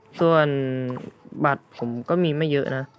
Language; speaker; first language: Thai; native; Thai